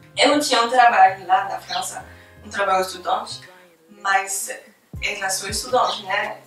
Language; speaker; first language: Portuguese; non-native, fluent; French